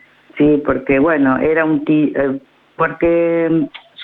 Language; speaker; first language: Spanish; native; Spanish